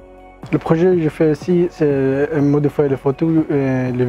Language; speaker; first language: French; non-native, learner; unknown